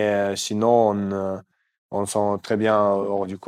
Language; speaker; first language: French; non-native, fluent; Russian